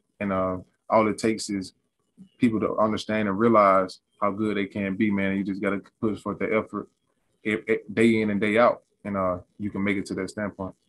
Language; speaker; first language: English; native; English